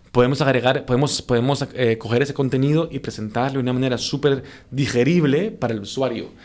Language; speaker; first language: Spanish; native; Spanish